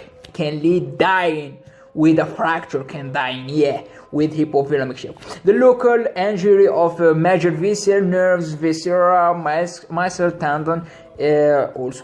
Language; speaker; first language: English; non-native, local second language; Arabic